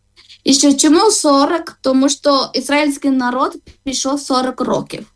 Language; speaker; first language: Ukrainian; non-native, learner; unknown